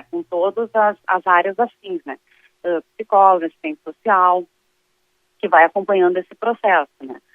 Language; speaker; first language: Portuguese; native; Portuguese